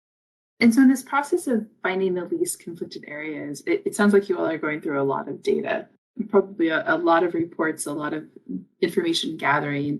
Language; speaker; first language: English; native; English